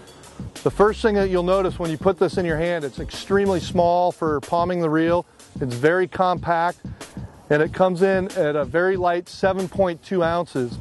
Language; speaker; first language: English; native; English